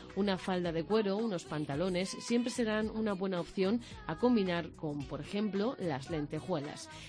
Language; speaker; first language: Spanish; native; Spanish